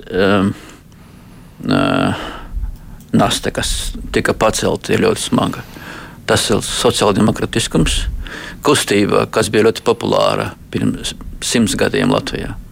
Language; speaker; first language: Latvian; non-native, local second language; Russian